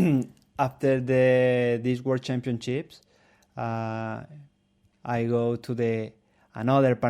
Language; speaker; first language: English; non-native, learner; Spanish